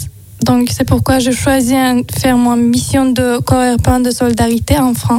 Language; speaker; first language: French; non-native, learner; Azerbaijani